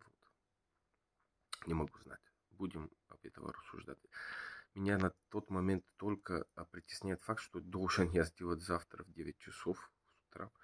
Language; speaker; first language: Russian; non-native, learner; Bulgarian